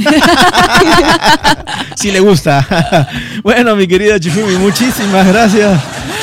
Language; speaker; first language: Spanish; native; Spanish